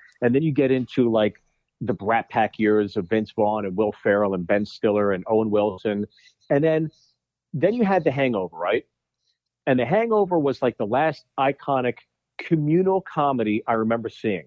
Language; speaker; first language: English; native; English